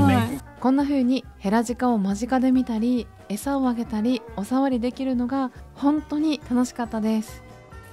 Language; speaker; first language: Japanese; native; Japanese